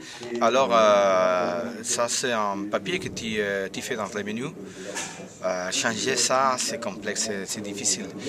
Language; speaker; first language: French; non-native, learner; Spanish